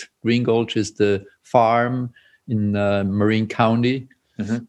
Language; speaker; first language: English; non-native, fluent; German